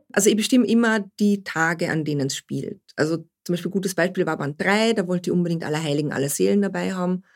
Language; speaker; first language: German; native; German